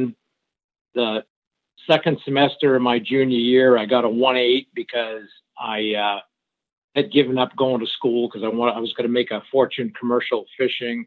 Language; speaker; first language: English; early bilingual, other home language; French